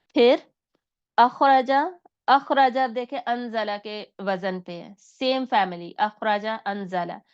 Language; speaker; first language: Urdu; native; Urdu